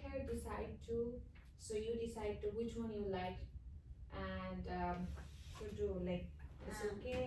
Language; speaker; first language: English; non-native, fluent; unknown